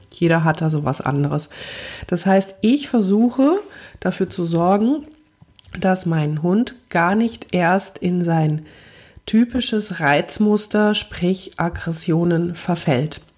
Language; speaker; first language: German; native; German